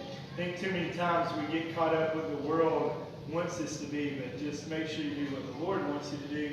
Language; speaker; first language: English; native; English